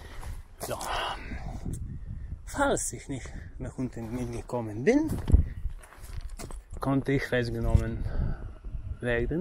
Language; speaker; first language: German; non-native, fluent; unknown